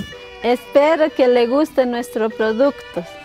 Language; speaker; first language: Spanish; non-native, local second language; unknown